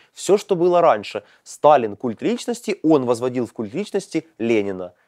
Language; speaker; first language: Russian; native; Russian